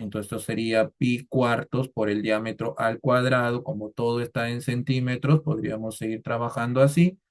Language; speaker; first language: Spanish; native; Spanish